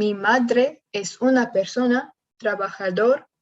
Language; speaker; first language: Spanish; non-native, learner; English